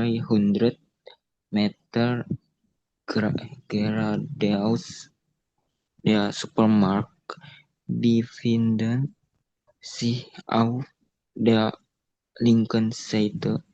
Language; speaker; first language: German; non-native, learner; Indonesian